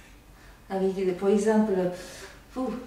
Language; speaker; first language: French; non-native, learner; Japanese